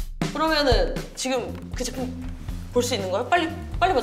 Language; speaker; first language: Korean; native; Korean